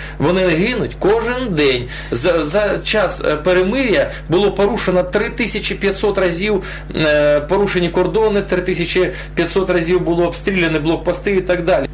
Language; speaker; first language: Ukrainian; non-native, local second language; Russian